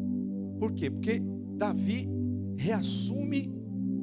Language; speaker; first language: Portuguese; native; Portuguese